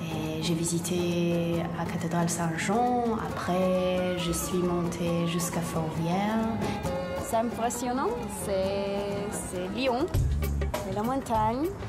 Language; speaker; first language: French; non-native, fluent; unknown